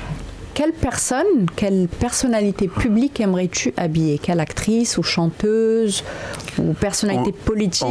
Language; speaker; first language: French; native; French